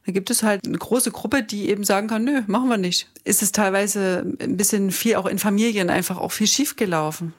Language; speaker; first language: German; native; German